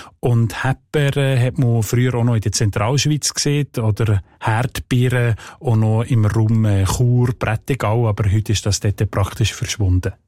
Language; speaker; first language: German; native; German